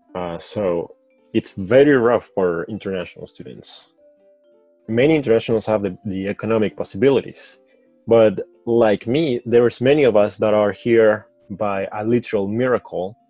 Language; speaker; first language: English; non-native, fluent; Spanish